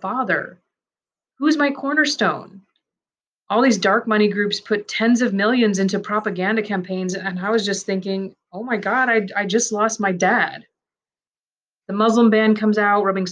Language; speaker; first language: English; early bilingual, other home language; Persian